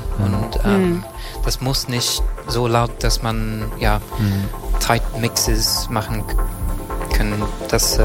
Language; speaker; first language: German; non-native, learner; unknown